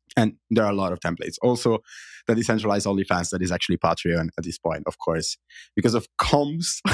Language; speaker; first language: English; non-native, fluent; Italian